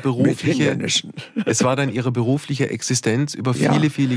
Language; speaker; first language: German; native; German